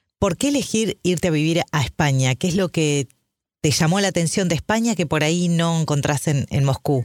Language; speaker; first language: Spanish; native; Spanish